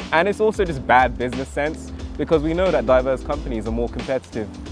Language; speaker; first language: English; native; English